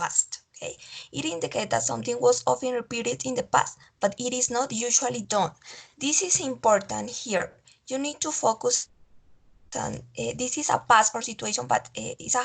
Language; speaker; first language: English; non-native, fluent; Spanish